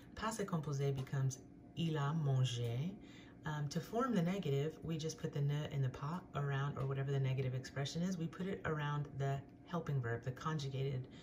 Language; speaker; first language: English; native; English